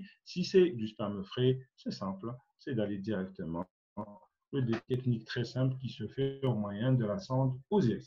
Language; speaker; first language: French; non-native, local second language; Arabic